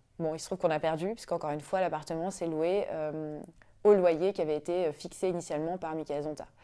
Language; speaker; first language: French; native; French